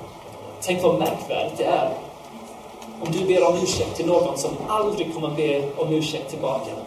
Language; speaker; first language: Swedish; non-native, fluent; English